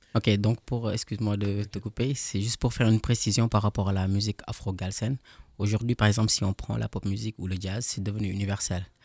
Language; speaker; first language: French; non-native, local second language; Wolof